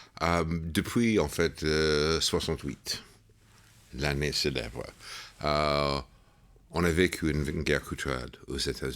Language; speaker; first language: French; non-native, fluent; English